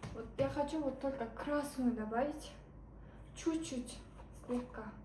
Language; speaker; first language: Russian; non-native, local second language; Kazakh